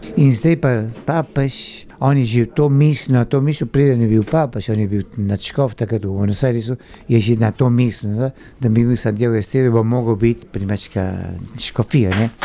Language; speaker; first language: Slovenian; early bilingual, heritage; Slovenian